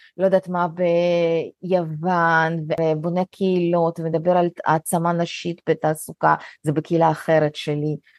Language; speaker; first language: Hebrew; early bilingual, other home language; Russian